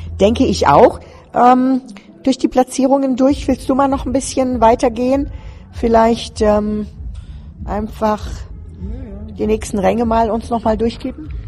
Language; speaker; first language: German; native; German